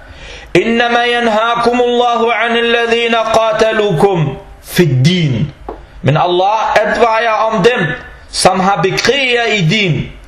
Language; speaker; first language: Danish; early bilingual, other home language; Arabic